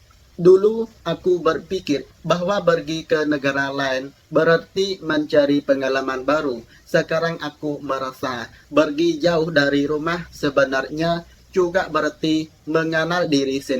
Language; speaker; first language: Indonesian; non-native, fluent; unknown